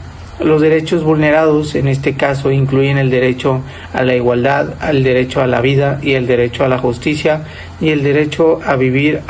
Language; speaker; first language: Spanish; native; Spanish